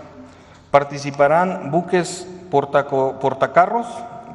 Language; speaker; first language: Spanish; native; Spanish